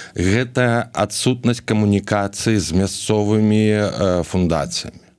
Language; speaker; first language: Belarusian; native; Belarusian